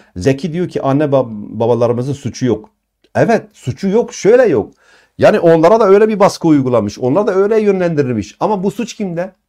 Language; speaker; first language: Turkish; non-native, local second language; Kurdish